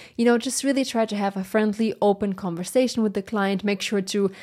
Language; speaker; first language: English; non-native, fluent; German